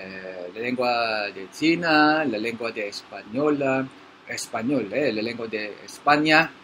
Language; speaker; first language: Spanish; non-native, learner; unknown